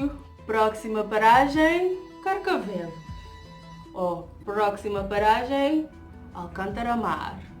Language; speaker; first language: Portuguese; non-native, fluent; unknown